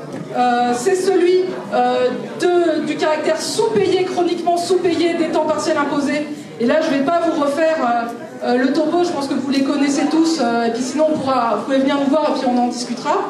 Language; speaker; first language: French; native; French